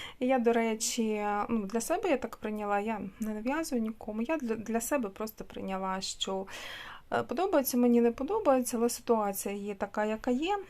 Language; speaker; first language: Ukrainian; non-native, local second language; Russian